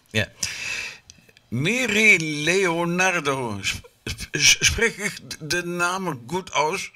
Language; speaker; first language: German; non-native, learner; Dutch